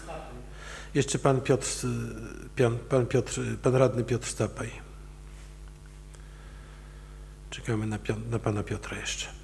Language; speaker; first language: Polish; native; Polish